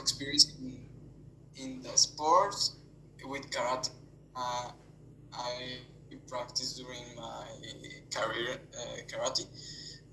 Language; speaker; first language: English; non-native, fluent; Spanish